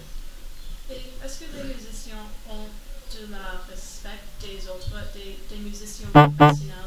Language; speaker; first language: French; non-native, learner; English